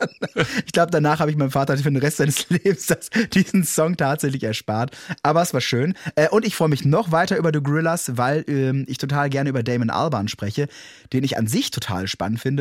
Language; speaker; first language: German; native; German